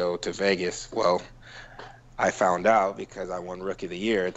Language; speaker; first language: English; native; English